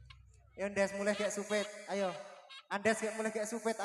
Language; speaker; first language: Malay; non-native, local second language; Javanese